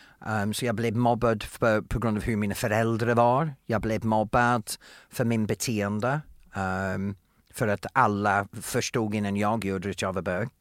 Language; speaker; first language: Swedish; non-native, fluent; English